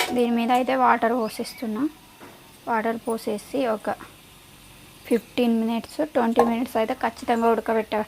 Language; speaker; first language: Telugu; native; Telugu